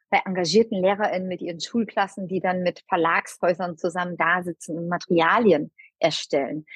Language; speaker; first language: German; early bilingual, other home language; Turkish